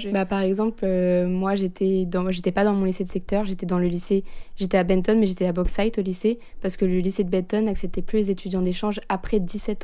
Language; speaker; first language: French; native; French